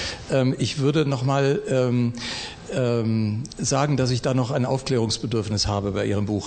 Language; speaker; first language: German; native; German